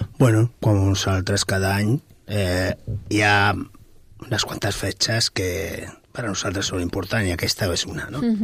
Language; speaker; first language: Catalan; non-native, local second language; Spanish